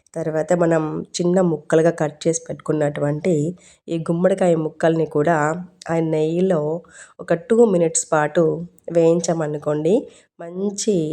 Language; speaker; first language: Telugu; non-native, local second language; Urdu